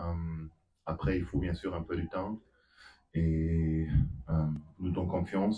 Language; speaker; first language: French; non-native, fluent; German